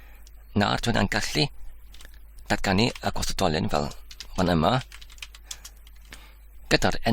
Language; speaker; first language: Welsh; non-native, learner; English